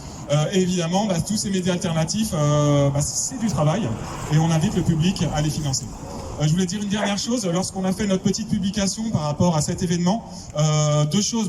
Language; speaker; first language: French; native; French